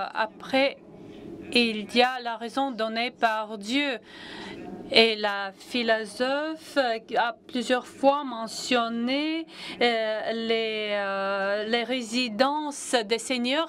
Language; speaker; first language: French; non-native, fluent; Latvian